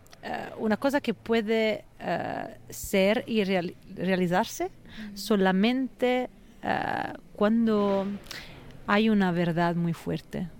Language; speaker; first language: Spanish; non-native, fluent; Italian